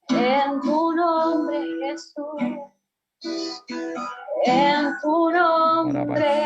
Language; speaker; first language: Spanish; native; Spanish